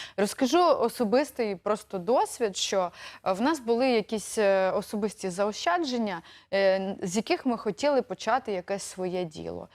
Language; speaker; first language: Ukrainian; native; Ukrainian